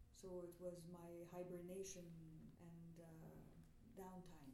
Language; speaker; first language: English; non-native, fluent; Arabic